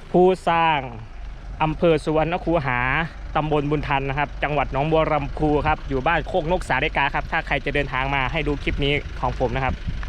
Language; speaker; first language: Thai; native; Thai